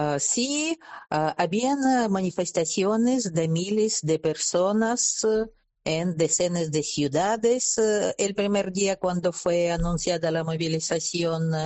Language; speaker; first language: Spanish; non-native, fluent; Russian